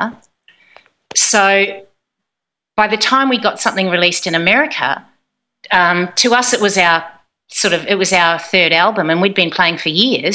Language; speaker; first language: English; native; English